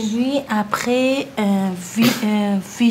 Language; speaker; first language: French; non-native, learner; Persian